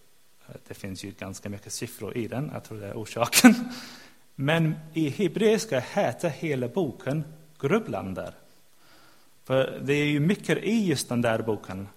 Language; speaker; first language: Swedish; non-native, fluent; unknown